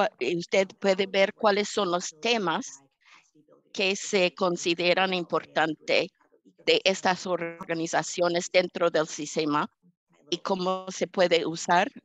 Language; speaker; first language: Spanish; early bilingual, heritage; English